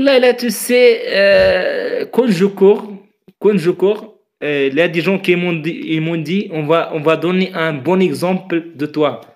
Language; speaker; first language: French; non-native, fluent; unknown